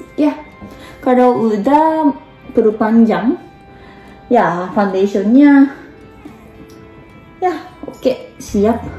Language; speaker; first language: Indonesian; non-native, learner; Japanese